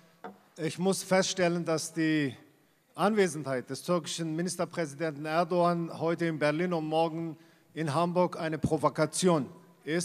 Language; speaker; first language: German; early bilingual, other home language; Kurdish